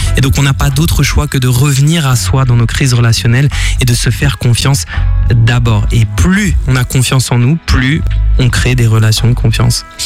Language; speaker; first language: French; native; French